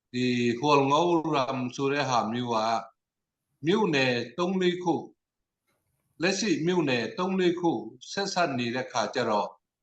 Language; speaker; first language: Burmese; non-native, local second language; Tedim Chin